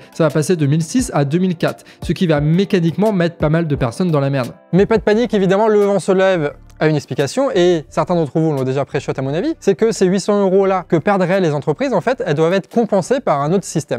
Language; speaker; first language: French; native; French